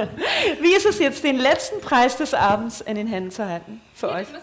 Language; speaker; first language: German; native; German